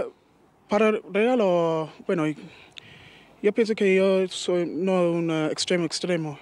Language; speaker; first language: Spanish; non-native, learner; English